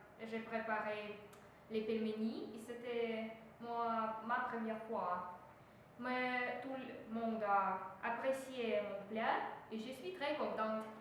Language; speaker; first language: French; non-native, learner; Russian